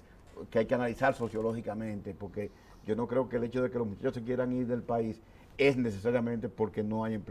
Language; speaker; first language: Spanish; native; Spanish